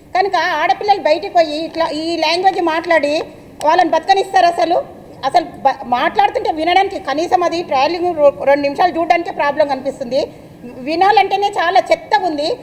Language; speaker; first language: Telugu; native; Telugu